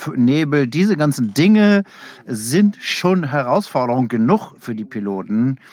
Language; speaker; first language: German; non-native, fluent; English